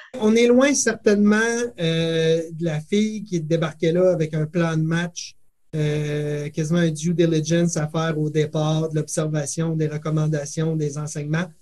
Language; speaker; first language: French; native; French